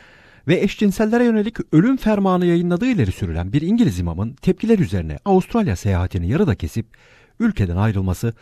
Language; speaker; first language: Turkish; native; Turkish